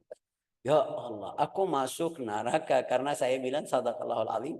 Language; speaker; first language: Indonesian; non-native, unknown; Arabic